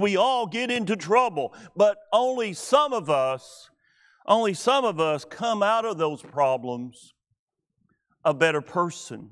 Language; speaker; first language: English; native; English